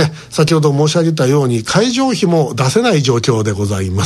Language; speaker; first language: Japanese; native; Japanese